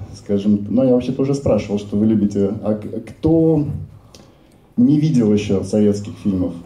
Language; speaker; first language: Russian; native; Russian